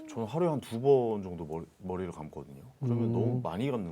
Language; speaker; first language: Korean; native; Korean